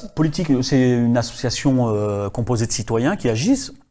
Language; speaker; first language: French; native; French